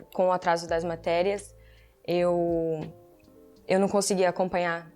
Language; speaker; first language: Portuguese; early bilingual, heritage; Portuguese